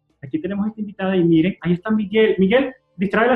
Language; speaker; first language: Spanish; native; Spanish